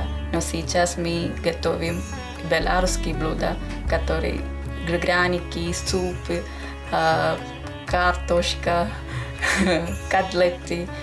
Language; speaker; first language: Russian; non-native, learner; Malayalam